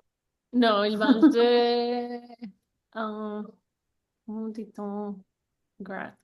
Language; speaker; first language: French; non-native, learner; English